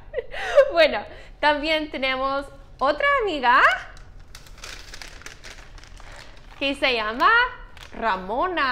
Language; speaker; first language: Spanish; non-native, fluent; English